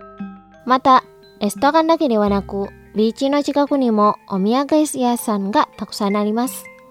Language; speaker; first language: Japanese; non-native, fluent; Indonesian